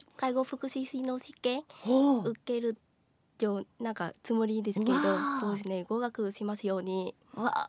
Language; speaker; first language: Japanese; non-native, fluent; Vietnamese